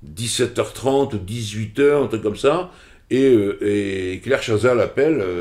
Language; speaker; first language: French; native; French